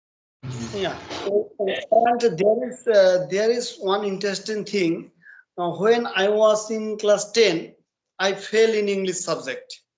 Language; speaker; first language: English; non-native, learner; Bangla